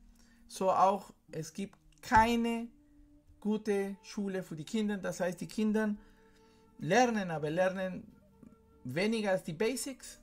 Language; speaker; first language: German; non-native, fluent; Spanish